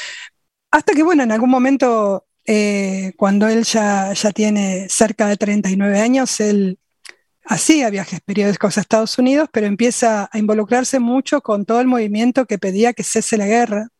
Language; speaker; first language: Spanish; native; Spanish